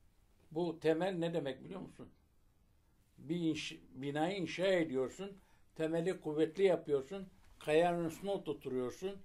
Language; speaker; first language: Turkish; non-native, local second language; Turoyo